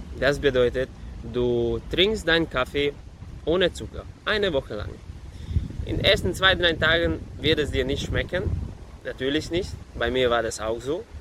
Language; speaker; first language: German; non-native, fluent; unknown